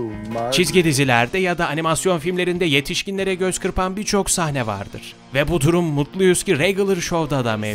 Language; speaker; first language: Turkish; native; Turkish